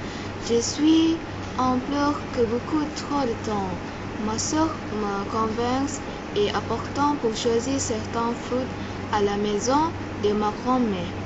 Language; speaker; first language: French; non-native, learner; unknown